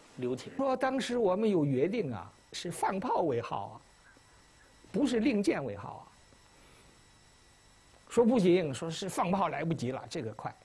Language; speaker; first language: Chinese; native; Chinese